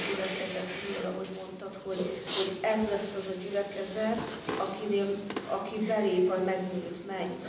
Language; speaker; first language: Hungarian; native; Hungarian